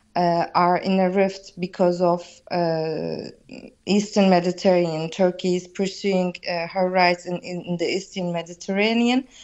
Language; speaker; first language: English; non-native, fluent; Turkish